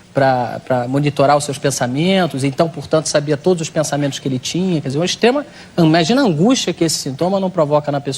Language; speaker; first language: Portuguese; native; Portuguese